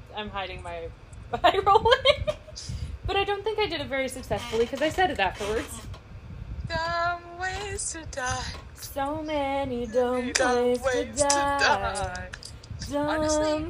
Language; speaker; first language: English; native; English